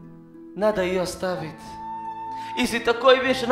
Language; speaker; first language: Russian; non-native, learner; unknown